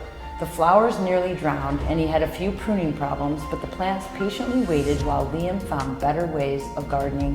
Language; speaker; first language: English; native; English